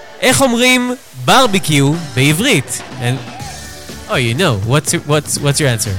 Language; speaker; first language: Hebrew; native; Hebrew